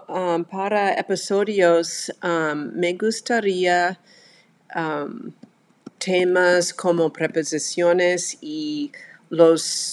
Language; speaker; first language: Spanish; non-native, learner; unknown